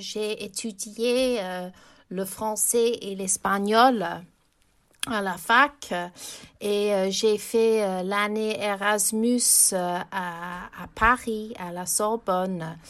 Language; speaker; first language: French; non-native, fluent; English